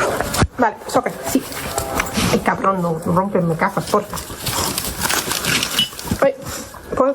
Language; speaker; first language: Spanish; non-native, learner; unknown